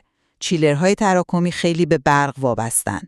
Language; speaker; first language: Persian; native; Persian